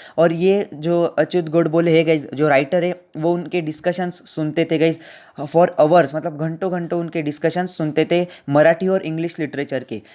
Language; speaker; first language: Hindi; non-native, local second language; Marathi